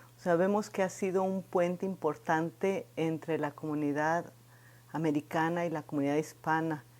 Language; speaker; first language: Spanish; native; Spanish